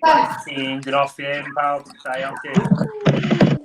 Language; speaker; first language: Welsh; native; Welsh